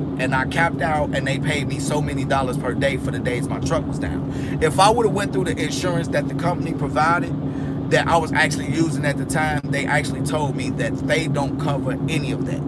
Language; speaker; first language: English; native; English